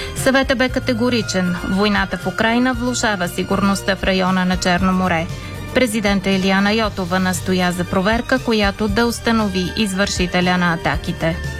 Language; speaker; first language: Bulgarian; native; Bulgarian